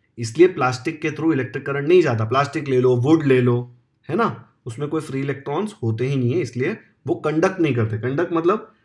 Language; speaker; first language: Hindi; non-native, local second language; Marathi